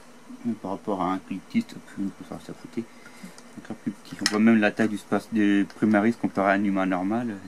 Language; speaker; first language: French; native; French